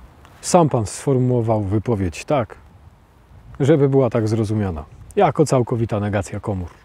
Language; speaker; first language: Polish; native; Polish